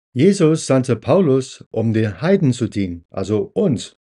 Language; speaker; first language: German; non-native, fluent; English